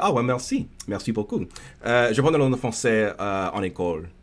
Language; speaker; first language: French; non-native, learner; English